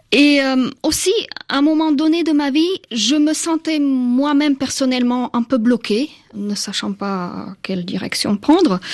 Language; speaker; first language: French; non-native, fluent; Slovak